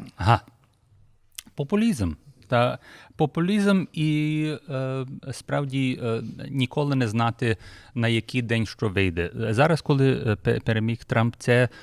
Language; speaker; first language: Ukrainian; early bilingual, heritage; Ukrainian